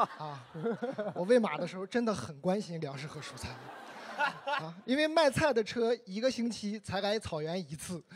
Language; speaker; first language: Chinese; native; Chinese